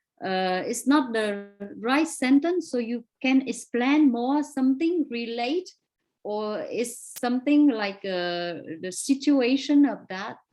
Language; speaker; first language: English; non-native, fluent; Vietnamese